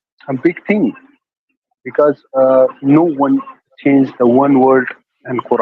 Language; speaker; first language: English; non-native, learner; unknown